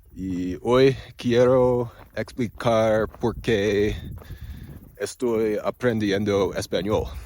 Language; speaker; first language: Spanish; non-native, learner; English